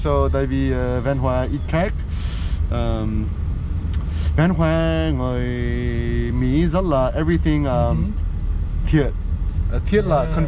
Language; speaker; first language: Vietnamese; non-native, learner; English